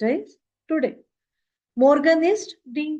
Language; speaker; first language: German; non-native, fluent; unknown